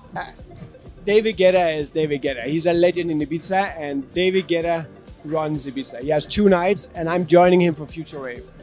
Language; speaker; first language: English; non-native, fluent; Danish